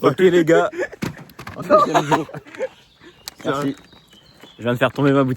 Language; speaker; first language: French; native; French